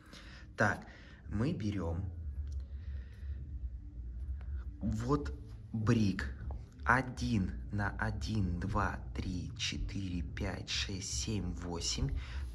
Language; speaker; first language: Russian; native; Russian